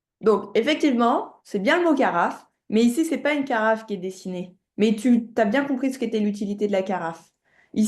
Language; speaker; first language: French; native; French